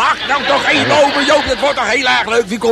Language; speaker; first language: Dutch; native; Dutch